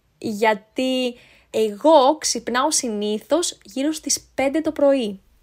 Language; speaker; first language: Greek; native; Greek